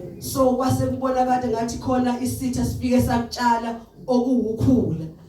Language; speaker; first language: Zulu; native; Zulu